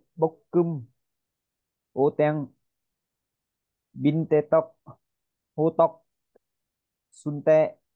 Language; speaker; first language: Korean; non-native, learner; Vietnamese